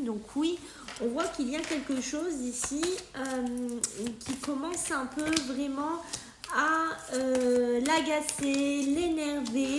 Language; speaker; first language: French; native; French